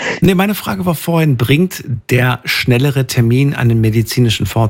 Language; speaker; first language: German; native; German